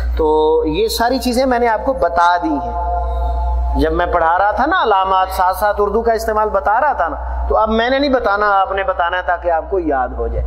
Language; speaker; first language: Urdu; non-native, local second language; Punjabi